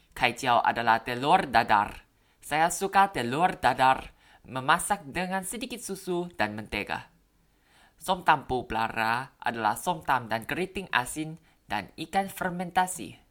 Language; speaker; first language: Indonesian; non-native, fluent; Thai